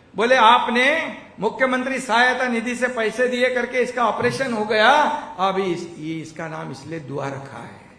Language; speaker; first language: Hindi; non-native, local second language; Marathi